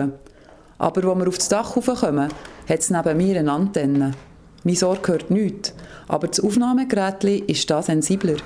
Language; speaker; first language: German; native; German